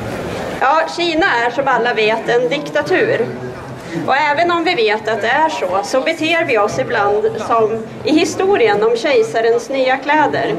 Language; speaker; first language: Swedish; native; Swedish